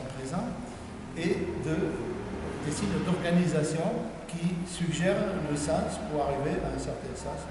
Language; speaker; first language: French; native; French